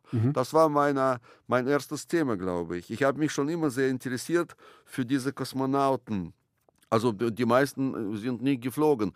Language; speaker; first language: German; non-native, fluent; Russian